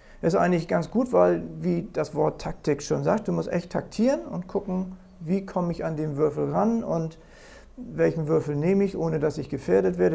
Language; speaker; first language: German; native; German